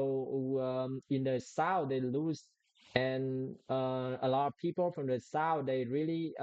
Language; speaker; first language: English; non-native, learner; Vietnamese